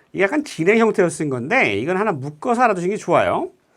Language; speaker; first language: Korean; native; Korean